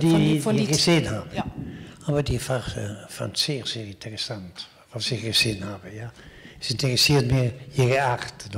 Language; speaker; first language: German; non-native, local second language; Italian